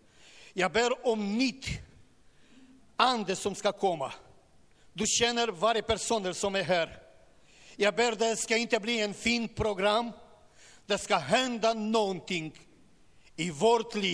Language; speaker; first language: Swedish; non-native, learner; Romanian